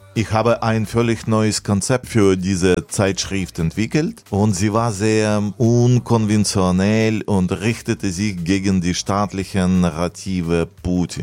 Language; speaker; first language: German; non-native, fluent; Russian